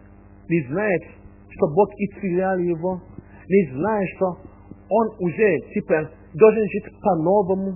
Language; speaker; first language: Russian; non-native, fluent; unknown